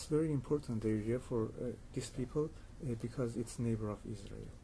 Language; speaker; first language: English; non-native, learner; Persian